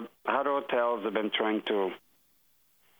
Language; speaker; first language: English; non-native, fluent; French